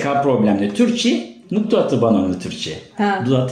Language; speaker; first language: Albanian; non-native, learner; Turkish